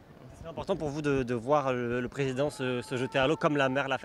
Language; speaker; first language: French; native; French